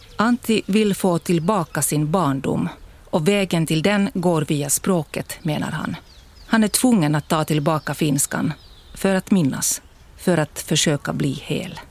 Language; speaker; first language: Swedish; native; Swedish